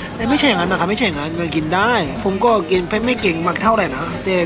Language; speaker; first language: Thai; non-native, fluent; Korean